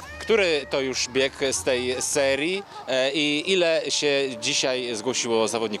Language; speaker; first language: Polish; native; Polish